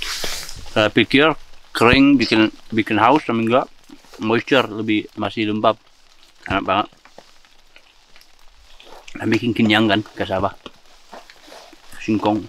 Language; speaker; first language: Indonesian; non-native, fluent; English